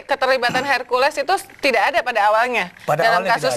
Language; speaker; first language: Indonesian; native; Indonesian